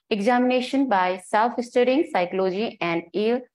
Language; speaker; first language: English; non-native, local second language; Nepali